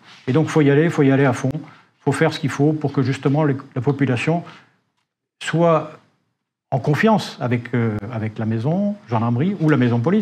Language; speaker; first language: French; native; French